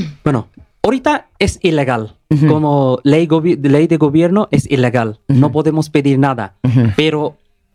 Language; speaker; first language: Spanish; non-native, learner; Bangla